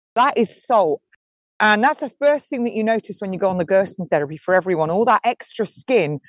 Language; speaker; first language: English; native; English